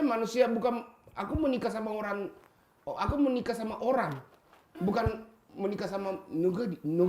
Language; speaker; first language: Indonesian; non-native, fluent; Japanese